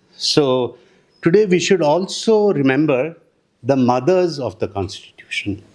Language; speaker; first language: English; non-native, local second language; Telugu